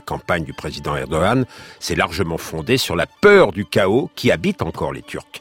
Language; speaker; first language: French; native; French